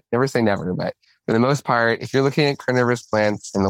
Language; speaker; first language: English; native; English